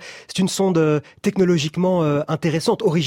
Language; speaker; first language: French; native; French